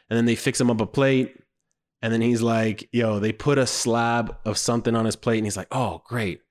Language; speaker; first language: English; native; English